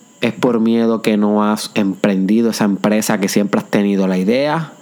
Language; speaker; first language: Spanish; native; Spanish